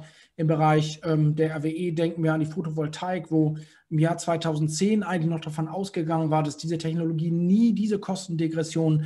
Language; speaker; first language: German; native; German